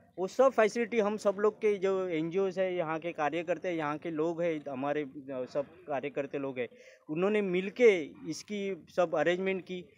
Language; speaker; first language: Hindi; non-native, local second language; Marathi